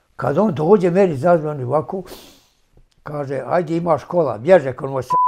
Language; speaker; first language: Bosnian; native; Bosnian